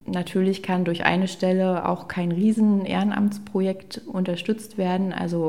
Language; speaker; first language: German; native; German